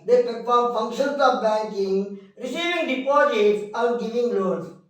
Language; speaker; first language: English; non-native, local second language; Telugu